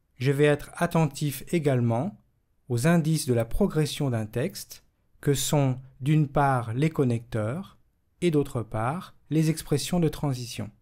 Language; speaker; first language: French; native; French